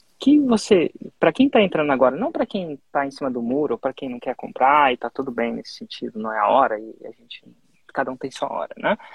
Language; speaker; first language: Portuguese; native; Portuguese